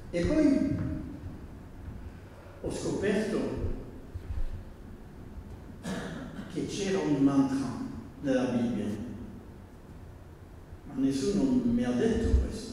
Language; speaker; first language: Italian; non-native, fluent; Dutch